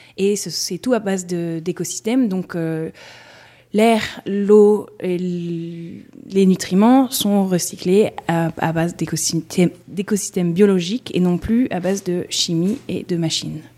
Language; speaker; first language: French; non-native, fluent; English